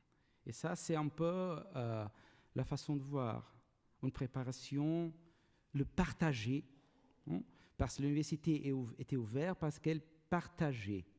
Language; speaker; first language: French; non-native, learner; Portuguese